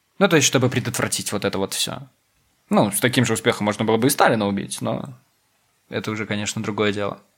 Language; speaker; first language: Russian; native; Russian